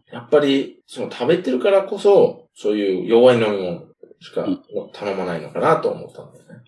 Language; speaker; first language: Japanese; non-native, fluent; English